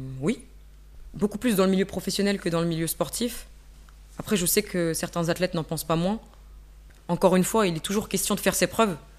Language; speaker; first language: French; native; French